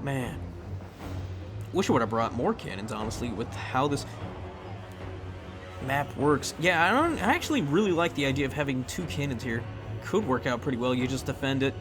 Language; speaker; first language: English; native; English